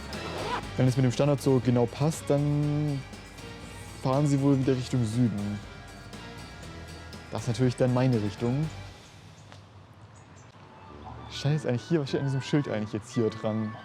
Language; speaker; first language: German; native; German